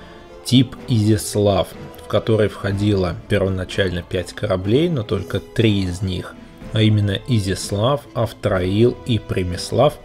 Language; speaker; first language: Russian; native; Russian